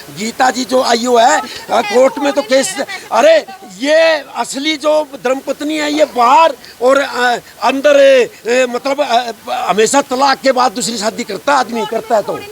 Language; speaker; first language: Hindi; native; Hindi